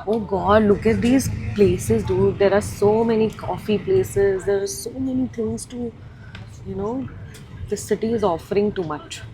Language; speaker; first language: English; non-native, local second language; Hindi